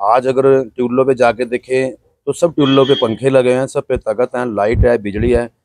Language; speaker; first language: Hindi; native; Hindi